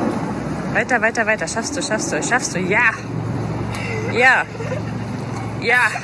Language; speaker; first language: German; native; German